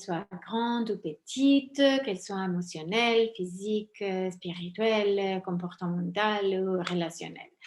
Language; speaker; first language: French; non-native, fluent; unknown